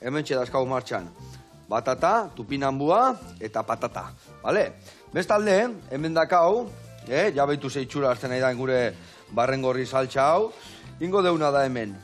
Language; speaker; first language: Basque; native; Basque